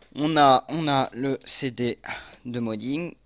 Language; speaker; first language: French; native; French